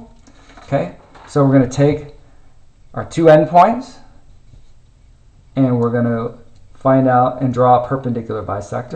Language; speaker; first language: English; native; English